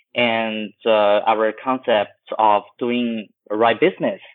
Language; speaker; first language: English; non-native, fluent; Chinese